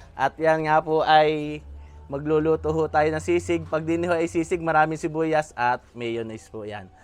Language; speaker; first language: Filipino; native; Filipino